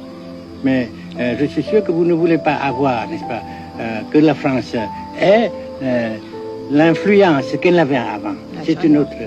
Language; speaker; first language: French; non-native, local second language; Vietnamese